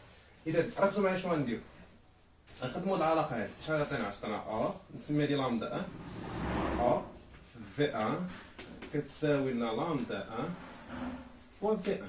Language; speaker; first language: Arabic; native; Arabic